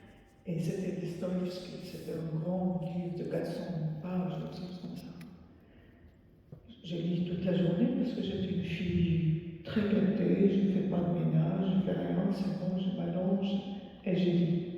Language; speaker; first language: French; non-native, fluent; Arabic